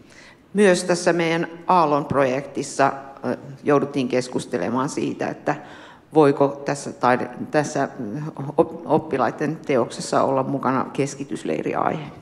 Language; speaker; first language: Finnish; native; Finnish